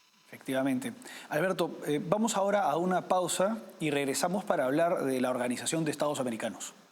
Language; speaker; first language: Spanish; native; Spanish